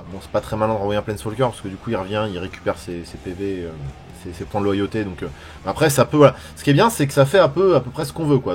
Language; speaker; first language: French; native; French